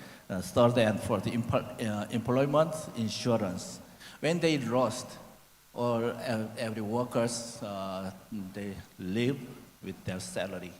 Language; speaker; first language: English; non-native, learner; Korean